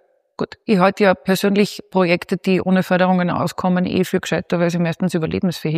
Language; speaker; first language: German; native; German